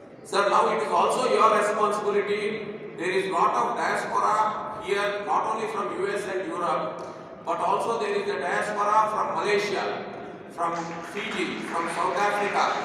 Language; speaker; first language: English; non-native, local second language; Telugu